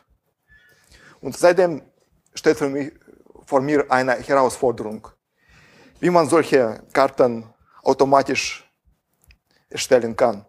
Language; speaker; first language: German; non-native, fluent; Russian